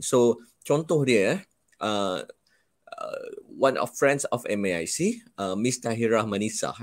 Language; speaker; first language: Malay; native; Malay